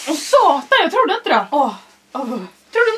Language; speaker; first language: Swedish; native; Swedish